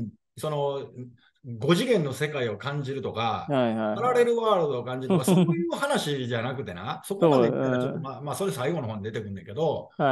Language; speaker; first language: Japanese; native; Japanese